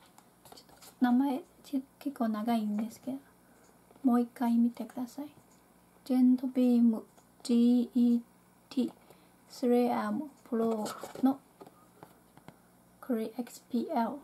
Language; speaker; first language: Japanese; non-native, fluent; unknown